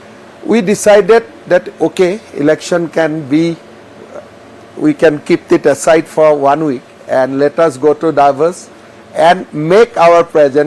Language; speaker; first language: English; non-native, local second language; Assamese